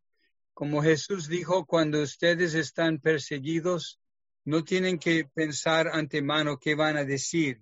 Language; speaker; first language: Spanish; non-native, fluent; English